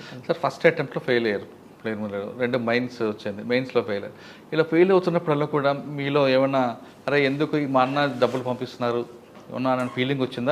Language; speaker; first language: Telugu; native; Telugu